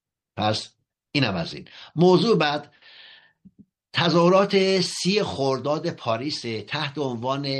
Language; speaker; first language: Persian; native; Persian